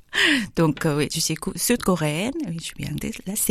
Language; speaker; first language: French; non-native, learner; Korean